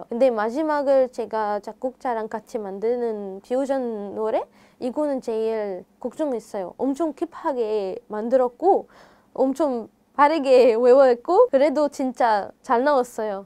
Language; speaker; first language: Korean; non-native, fluent; Arabic